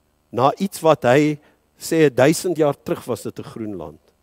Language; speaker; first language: Afrikaans; early bilingual, heritage; Afrikaans